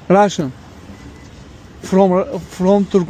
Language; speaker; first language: English; non-native, learner; Tajik